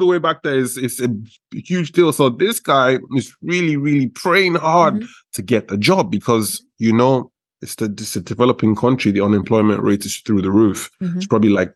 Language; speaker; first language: English; non-native, local second language; Yoruba